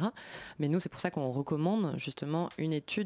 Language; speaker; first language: French; native; French